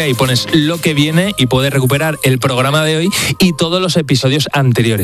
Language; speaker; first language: Spanish; native; Spanish